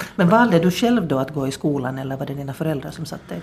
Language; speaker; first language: Swedish; native; Swedish